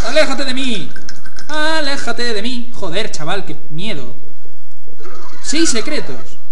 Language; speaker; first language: Spanish; native; Spanish